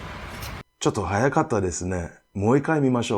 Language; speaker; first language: Japanese; non-native, fluent; English